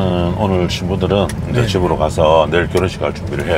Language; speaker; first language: Korean; native; Korean